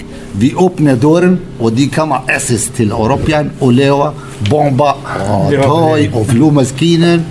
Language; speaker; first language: Danish; non-native, learner; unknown